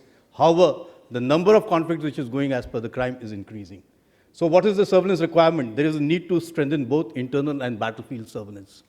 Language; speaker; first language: English; non-native, local second language; Hindi